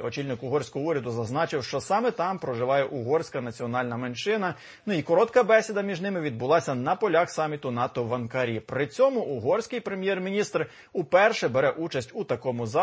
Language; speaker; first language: Ukrainian; native; Ukrainian